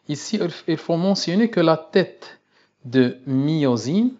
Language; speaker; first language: French; non-native, local second language; Arabic